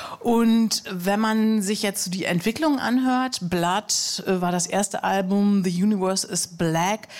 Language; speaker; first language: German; native; German